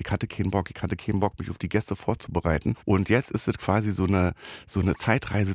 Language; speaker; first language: German; native; German